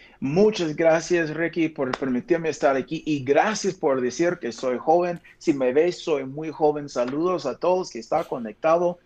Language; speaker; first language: Spanish; non-native, fluent; English